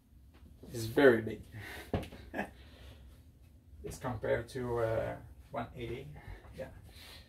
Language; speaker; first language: English; non-native, learner; French